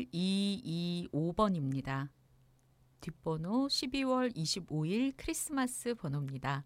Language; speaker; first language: Korean; native; Korean